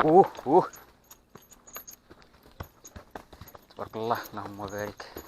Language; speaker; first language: Arabic; native; Arabic